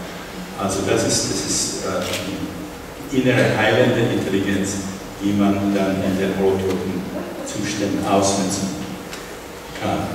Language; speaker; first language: German; non-native, fluent; Czech